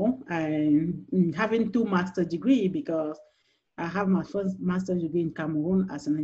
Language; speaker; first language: English; non-native, local second language; French